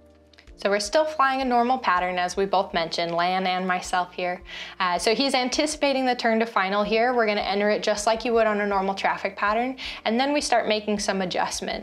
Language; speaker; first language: English; native; English